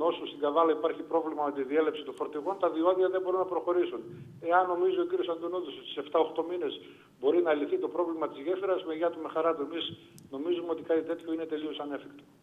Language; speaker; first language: Greek; native; Greek